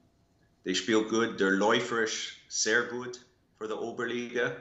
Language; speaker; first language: German; non-native, learner; English